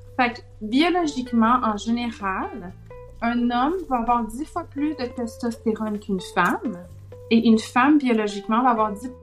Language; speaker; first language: French; native; French